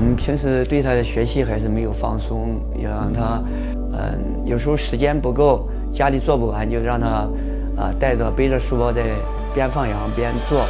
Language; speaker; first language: Chinese; native; Chinese